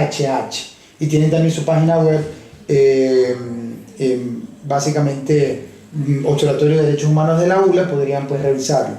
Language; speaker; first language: Spanish; native; Spanish